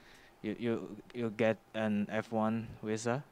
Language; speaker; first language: English; non-native, fluent; Chinese